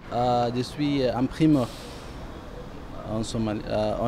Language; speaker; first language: French; non-native, learner; Somali